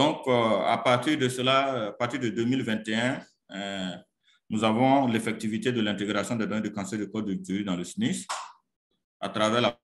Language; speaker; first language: French; non-native, local second language; Mossi